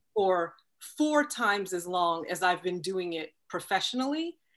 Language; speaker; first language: English; native; English